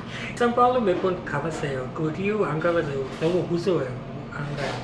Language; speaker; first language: Korean; non-native, learner; Portuguese